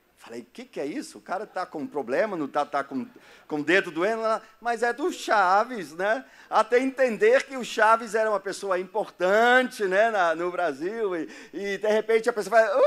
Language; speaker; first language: Portuguese; non-native, fluent; German